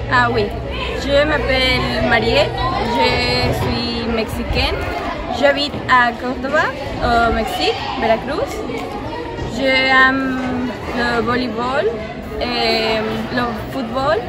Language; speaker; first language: French; non-native, learner; Spanish